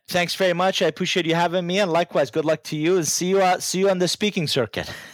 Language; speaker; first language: English; non-native, fluent; Persian